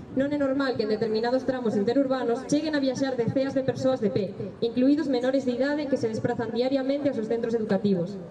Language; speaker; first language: Galician; native; Galician